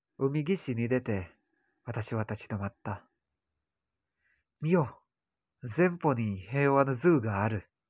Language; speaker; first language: Japanese; non-native, learner; Indonesian